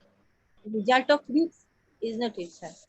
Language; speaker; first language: English; non-native, learner; Assamese